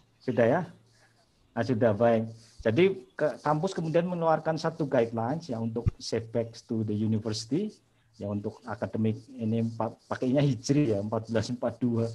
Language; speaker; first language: Indonesian; native; Indonesian